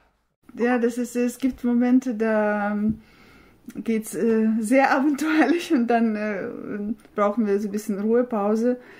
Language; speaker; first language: German; non-native, fluent; Russian